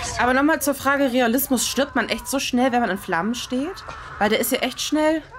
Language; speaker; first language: German; native; German